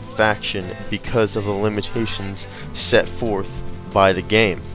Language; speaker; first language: English; native; English